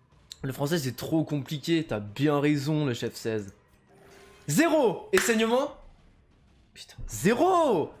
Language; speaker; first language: French; native; French